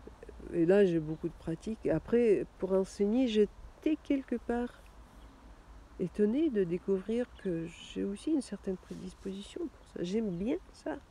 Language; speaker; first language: French; non-native, fluent; Russian